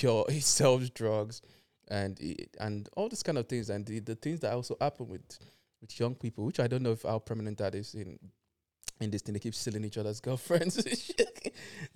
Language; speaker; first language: English; native; English